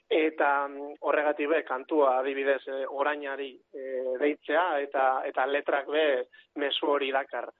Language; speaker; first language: Basque; native; Basque